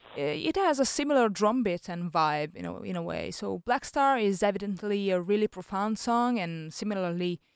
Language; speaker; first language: English; non-native, fluent; Italian